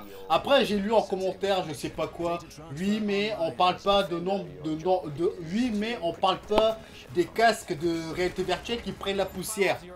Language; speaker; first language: French; native; French